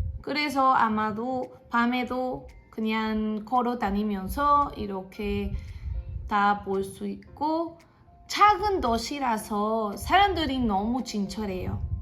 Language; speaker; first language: Korean; non-native, fluent; Spanish